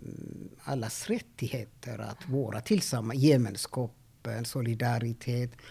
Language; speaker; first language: Swedish; non-native, fluent; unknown